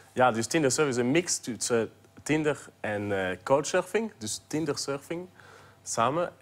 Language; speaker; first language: Dutch; non-native, local second language; French